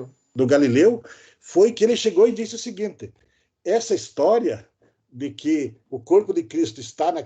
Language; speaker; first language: Portuguese; native; Portuguese